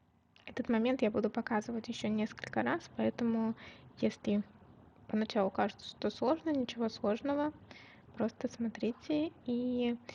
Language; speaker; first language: Russian; native; Russian